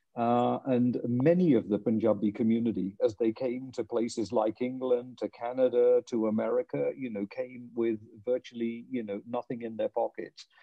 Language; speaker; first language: English; non-native, local second language; Punjabi